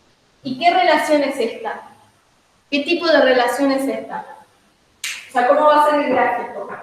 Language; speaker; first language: Spanish; native; Spanish